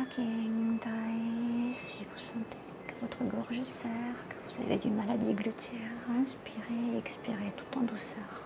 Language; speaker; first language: French; native; French